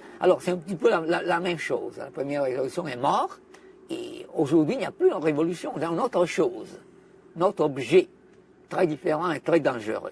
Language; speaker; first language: French; non-native, fluent; Italian